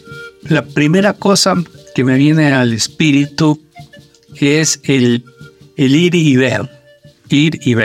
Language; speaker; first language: Spanish; native; Spanish